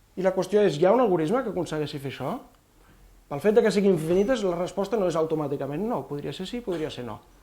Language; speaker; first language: Catalan; native; Catalan